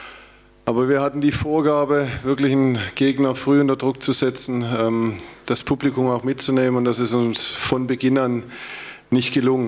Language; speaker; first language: German; native; German